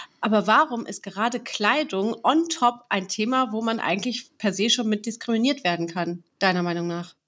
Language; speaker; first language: German; native; German